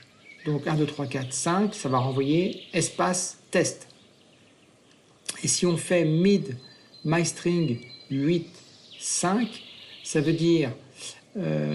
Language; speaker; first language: French; native; French